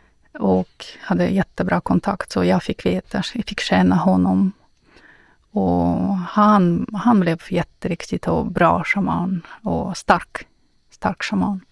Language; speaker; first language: Swedish; non-native, fluent; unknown